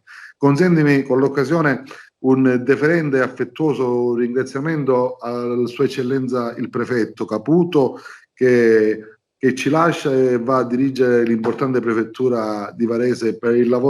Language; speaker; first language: Italian; native; Italian